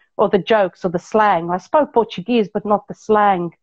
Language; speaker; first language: English; non-native, local second language; Portuguese